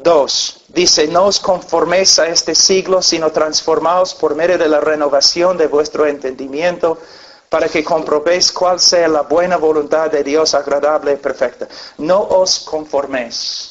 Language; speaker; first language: Spanish; non-native, fluent; English